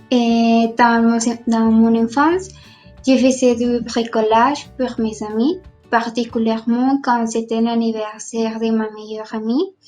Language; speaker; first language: French; non-native, learner; Spanish